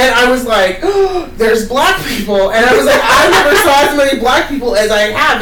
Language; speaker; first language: English; native; English